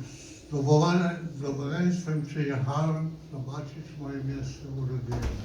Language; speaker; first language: Polish; non-native, local second language; Yiddish